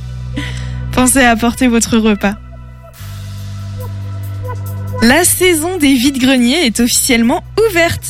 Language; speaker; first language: French; native; French